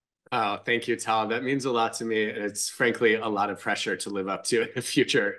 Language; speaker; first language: English; native; English